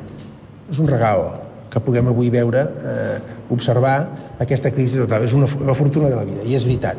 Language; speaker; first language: Catalan; native; Catalan